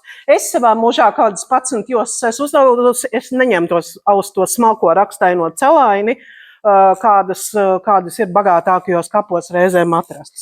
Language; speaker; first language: Latvian; native; Latvian